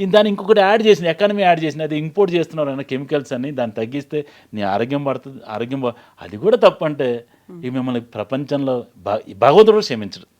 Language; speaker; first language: Telugu; native; Telugu